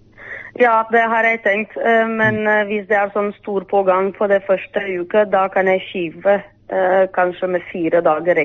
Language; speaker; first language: Norwegian; non-native, fluent; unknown